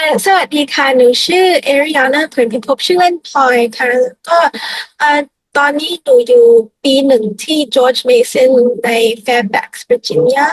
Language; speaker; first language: Thai; early bilingual, heritage; Thai